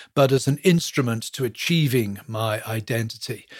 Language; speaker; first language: English; native; English